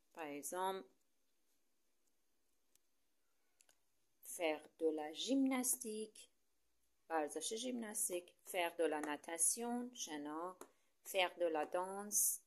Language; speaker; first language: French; non-native, fluent; Persian